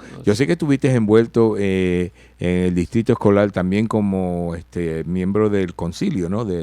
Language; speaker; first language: Spanish; early bilingual, heritage; Spanish